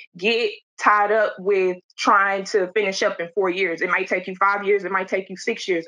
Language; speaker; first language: English; native; English